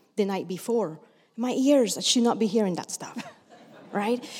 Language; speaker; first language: English; early bilingual, other home language; Spanish